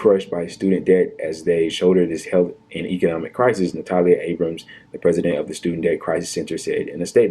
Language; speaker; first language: English; native; English